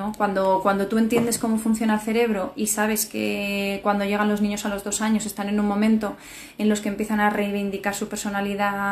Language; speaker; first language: Spanish; native; Spanish